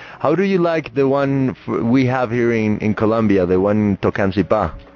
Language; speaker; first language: English; non-native, fluent; Spanish